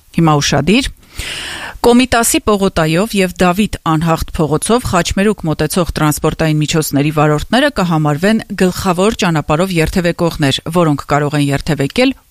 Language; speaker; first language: Armenian; native; Armenian